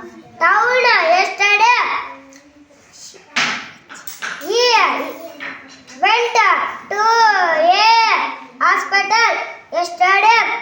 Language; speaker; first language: English; non-native, learner; Telugu